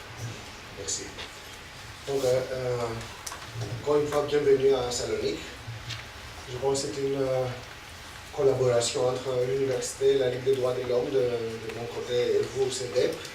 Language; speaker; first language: French; non-native, fluent; Greek